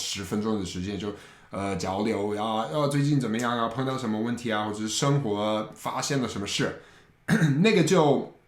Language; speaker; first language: Chinese; non-native, fluent; English